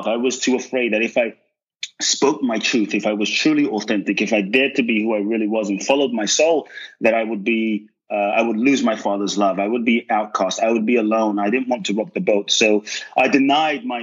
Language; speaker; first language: English; native; English